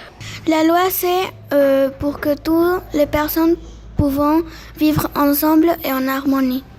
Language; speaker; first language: French; non-native, learner; Spanish